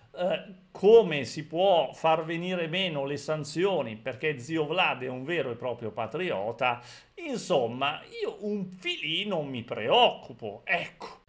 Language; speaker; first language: Italian; native; Italian